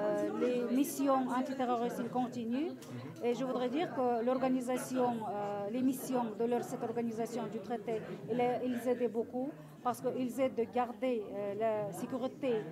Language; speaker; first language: French; non-native, fluent; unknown